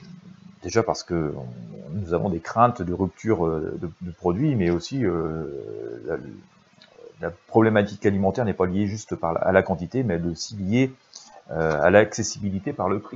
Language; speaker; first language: French; native; French